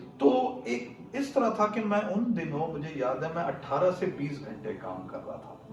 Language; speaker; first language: Urdu; native; Urdu